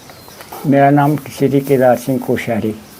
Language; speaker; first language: Hindi; non-native, local second language; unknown